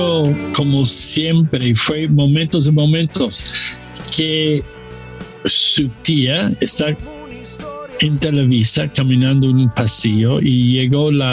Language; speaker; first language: Spanish; non-native, learner; English